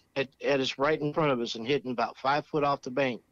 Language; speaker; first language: English; native; English